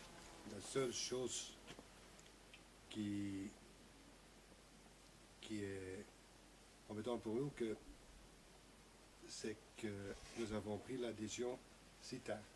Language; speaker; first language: French; non-native, local second language; Dutch